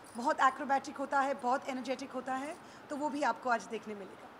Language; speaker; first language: Hindi; native; Hindi